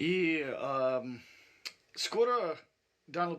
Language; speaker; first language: Russian; non-native, learner; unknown